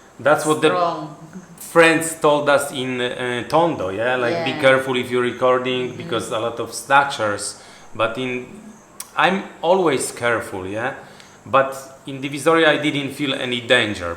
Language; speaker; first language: English; non-native, fluent; Polish